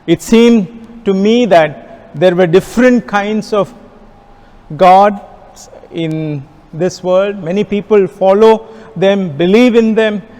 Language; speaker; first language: English; non-native, local second language; Kannada